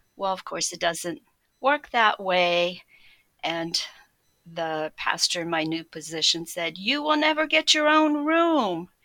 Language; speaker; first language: English; early bilingual, other home language; Polish